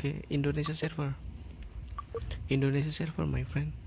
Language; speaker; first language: English; non-native, learner; Indonesian